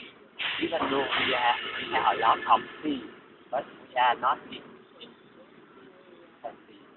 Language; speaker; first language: English; non-native, learner; Vietnamese